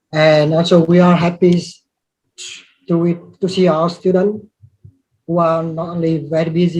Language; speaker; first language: English; non-native, learner; Vietnamese